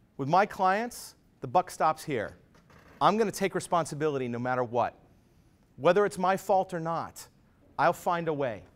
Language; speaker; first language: English; native; English